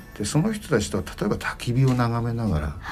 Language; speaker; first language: Japanese; native; Japanese